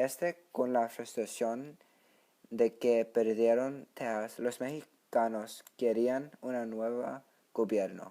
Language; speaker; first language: Spanish; non-native, learner; English